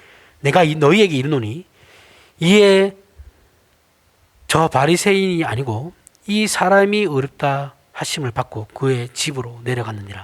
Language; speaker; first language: Korean; native; Korean